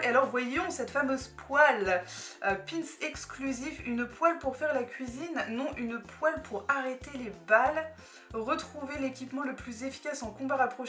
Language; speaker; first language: French; native; French